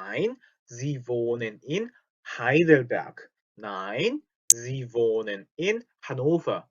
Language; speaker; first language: German; non-native, fluent; Korean